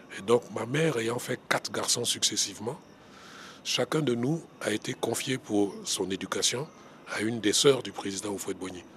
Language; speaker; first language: French; non-native, local second language; Baoulé